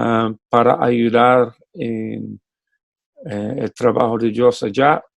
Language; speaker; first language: Spanish; non-native, fluent; English